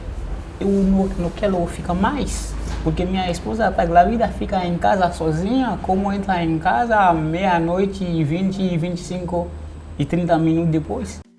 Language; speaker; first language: Portuguese; non-native, learner; Haitian Creole